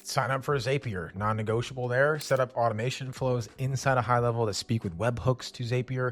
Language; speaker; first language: English; native; English